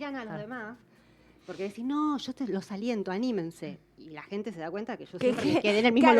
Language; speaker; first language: Spanish; native; Spanish